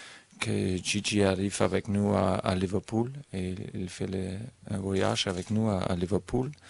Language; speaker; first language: French; non-native, learner; German